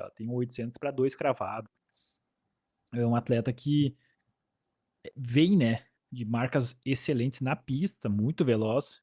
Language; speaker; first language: Portuguese; native; Portuguese